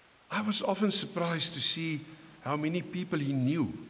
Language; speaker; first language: English; non-native, local second language; Afrikaans